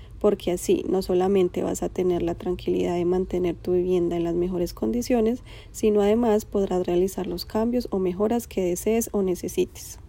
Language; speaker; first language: Spanish; native; Spanish